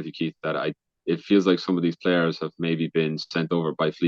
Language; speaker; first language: English; native; English